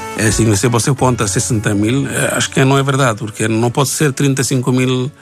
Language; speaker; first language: Portuguese; non-native, learner; Bangla